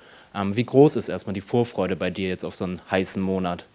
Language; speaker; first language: German; native; German